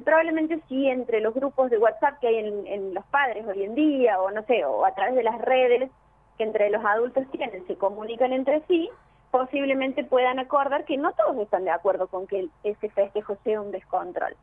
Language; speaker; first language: Spanish; native; Spanish